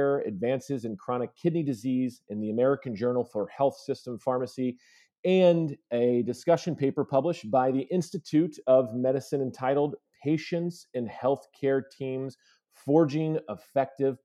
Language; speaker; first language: English; native; English